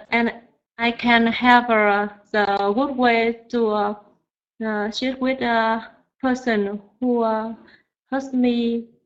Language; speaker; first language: English; non-native, learner; Vietnamese